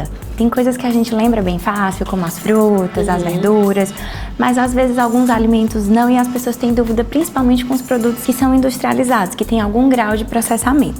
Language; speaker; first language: Portuguese; native; Portuguese